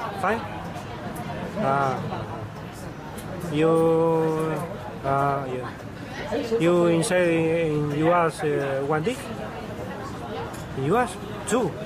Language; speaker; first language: English; non-native, learner; Spanish